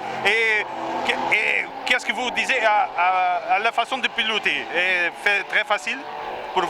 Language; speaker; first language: French; non-native, learner; Portuguese